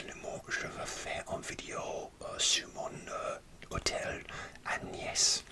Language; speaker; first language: French; non-native, learner; English